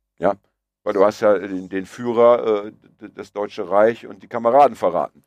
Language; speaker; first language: German; early bilingual, other home language; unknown